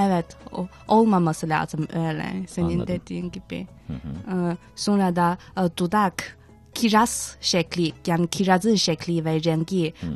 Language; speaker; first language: Turkish; non-native, fluent; Chinese